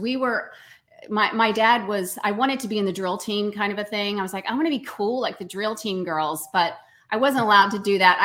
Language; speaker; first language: English; native; English